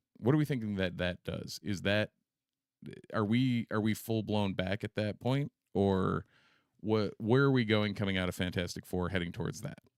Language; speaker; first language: English; native; English